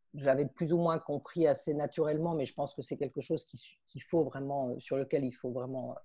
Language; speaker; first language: French; early bilingual, heritage; Spanish